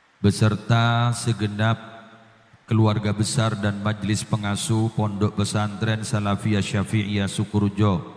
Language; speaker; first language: Indonesian; non-native, local second language; Madurese